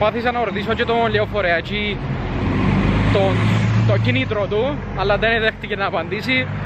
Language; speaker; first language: Greek; non-native, fluent; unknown